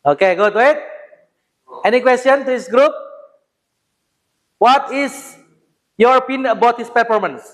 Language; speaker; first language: English; non-native, learner; Indonesian